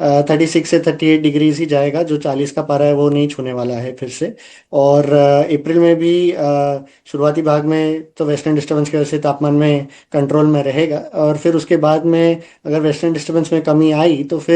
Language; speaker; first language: Hindi; non-native, local second language; Gujarati